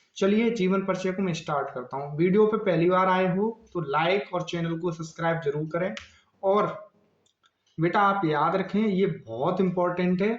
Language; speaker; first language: Hindi; native; Hindi